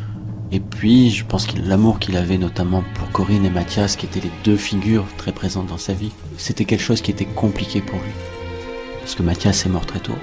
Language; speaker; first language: French; native; French